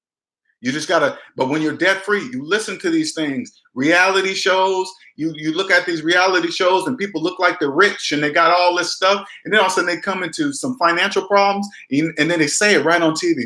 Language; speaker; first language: English; native; English